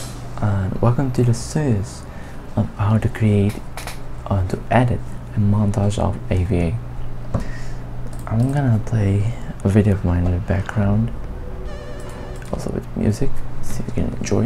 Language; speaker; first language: English; non-native, learner; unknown